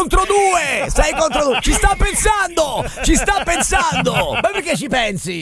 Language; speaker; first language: Italian; native; Italian